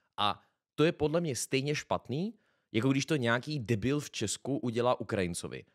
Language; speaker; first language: Czech; native; Czech